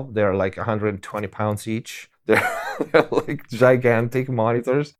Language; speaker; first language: English; non-native, fluent; Italian